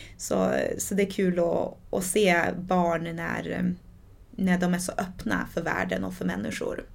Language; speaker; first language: Swedish; early bilingual, other home language; Portuguese